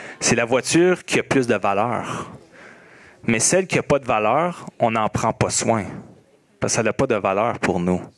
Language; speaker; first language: French; native; French